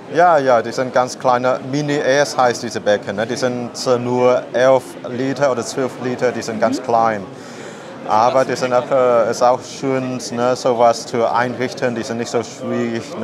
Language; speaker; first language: German; non-native, learner; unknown